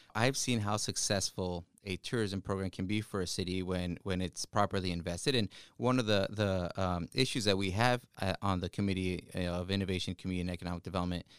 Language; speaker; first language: English; early bilingual, other home language; Spanish